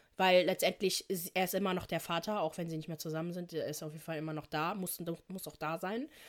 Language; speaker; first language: German; native; German